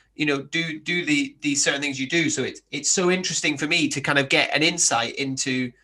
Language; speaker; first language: English; native; English